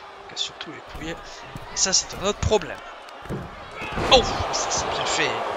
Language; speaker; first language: French; native; French